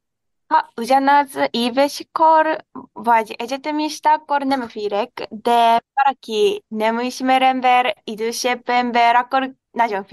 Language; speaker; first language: Hungarian; non-native, learner; Japanese